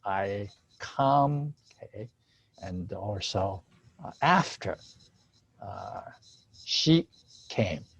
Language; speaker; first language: English; non-native, fluent; Chinese